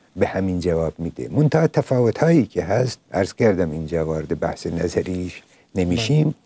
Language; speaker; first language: Persian; non-native, local second language; Central Kurdish